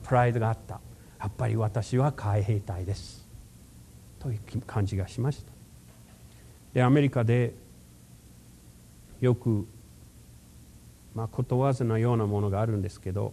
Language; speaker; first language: Japanese; non-native, fluent; English